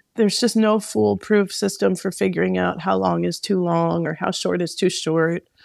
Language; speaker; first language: English; native; English